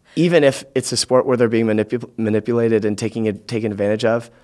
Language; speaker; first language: English; native; English